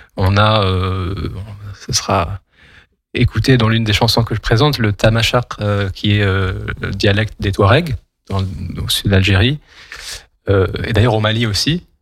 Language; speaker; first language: French; non-native, local second language; Kabyle